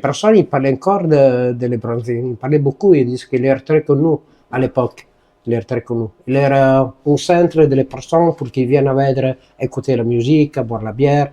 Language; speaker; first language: French; non-native, learner; Italian